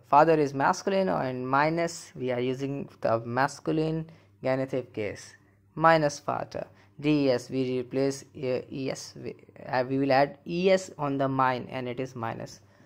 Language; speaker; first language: English; non-native, local second language; Hindi